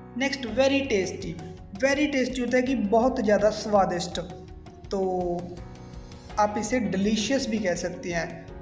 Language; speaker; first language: Hindi; non-native, local second language; Punjabi